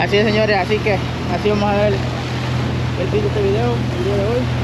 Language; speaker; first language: Spanish; native; Spanish